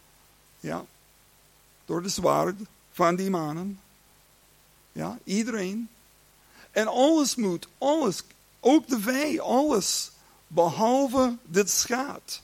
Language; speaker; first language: Dutch; non-native, learner; English